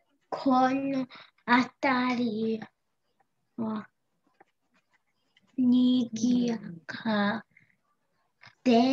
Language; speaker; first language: Japanese; non-native, learner; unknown